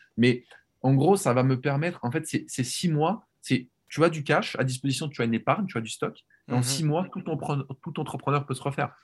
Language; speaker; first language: French; native; French